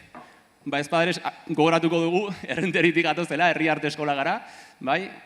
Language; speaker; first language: Basque; native; Basque